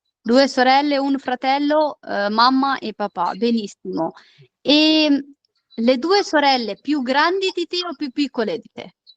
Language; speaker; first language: Italian; non-native, fluent; Urdu